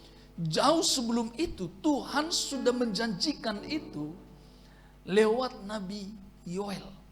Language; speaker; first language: Indonesian; native; Indonesian